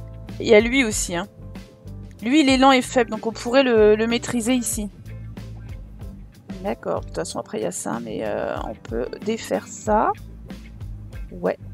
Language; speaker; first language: French; native; French